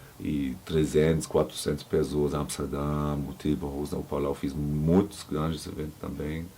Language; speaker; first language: Portuguese; non-native, learner; German